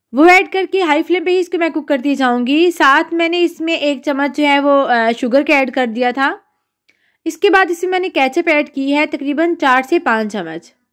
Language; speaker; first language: Urdu; native; Urdu